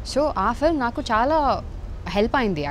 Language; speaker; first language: Telugu; non-native, learner; Tamil